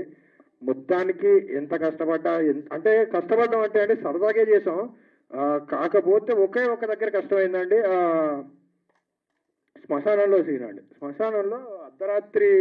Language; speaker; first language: Telugu; native; Telugu